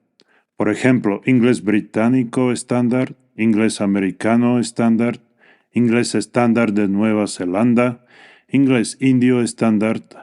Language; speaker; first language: Spanish; non-native, fluent; English